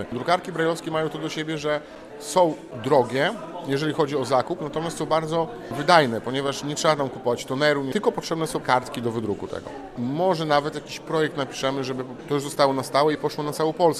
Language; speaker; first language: Polish; native; Polish